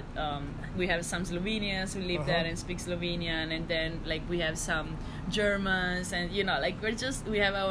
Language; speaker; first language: English; non-native, fluent; Italian